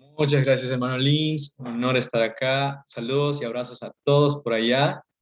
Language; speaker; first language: Spanish; early bilingual, heritage; Spanish